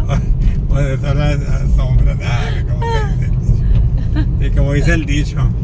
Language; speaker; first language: Spanish; native; Spanish